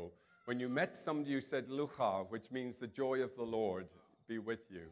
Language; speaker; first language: English; native; English